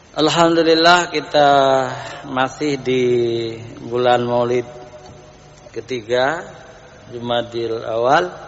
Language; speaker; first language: Indonesian; non-native, local second language; Achinese